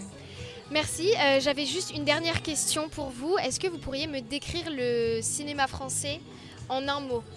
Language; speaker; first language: French; native; French